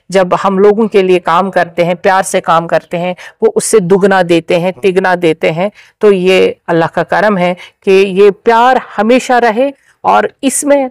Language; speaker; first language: Hindi; non-native, local second language; Kashmiri